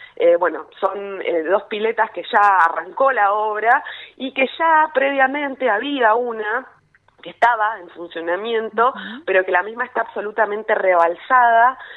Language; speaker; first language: Spanish; native; Spanish